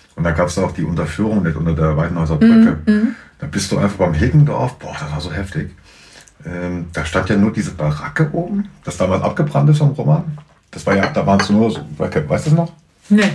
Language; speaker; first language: German; native; German